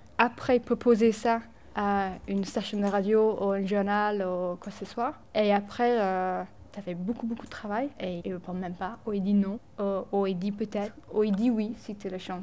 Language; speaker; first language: French; non-native, fluent; English